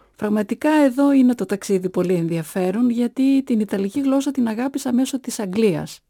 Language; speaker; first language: Greek; native; Greek